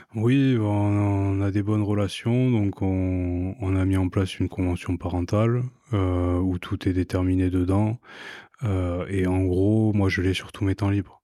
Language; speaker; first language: French; native; French